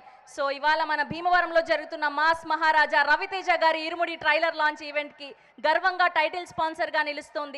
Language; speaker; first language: Telugu; native; Telugu